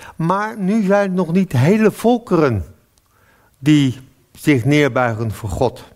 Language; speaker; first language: Dutch; native; Dutch